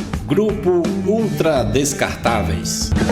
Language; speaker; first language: Portuguese; native; Portuguese